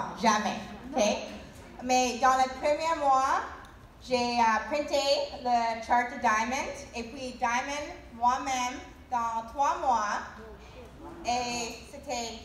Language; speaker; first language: French; non-native, learner; English